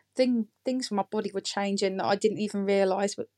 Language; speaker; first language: English; native; English